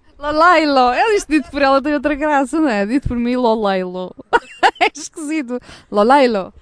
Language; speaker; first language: Portuguese; native; Portuguese